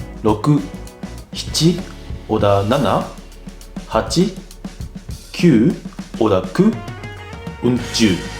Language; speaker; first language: German; non-native, fluent; Japanese